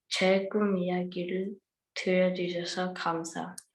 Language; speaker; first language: Korean; early bilingual, heritage; Korean